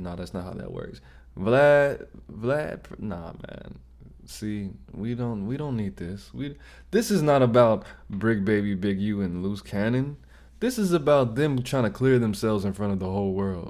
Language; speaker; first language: English; native; English